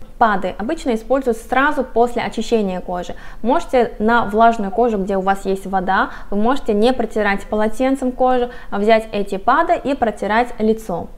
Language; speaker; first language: Russian; non-native, fluent; Korean